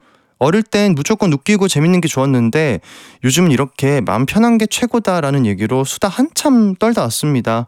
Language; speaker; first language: Korean; native; Korean